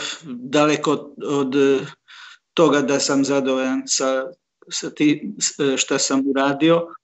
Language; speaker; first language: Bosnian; non-native, local second language; Hungarian